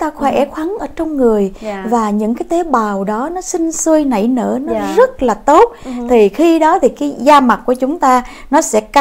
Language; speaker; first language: Vietnamese; native; Vietnamese